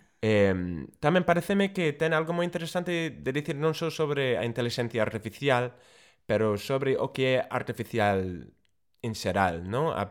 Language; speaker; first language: Galician; non-native, fluent; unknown